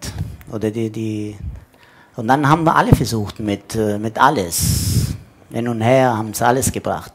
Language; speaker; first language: German; non-native, fluent; Italian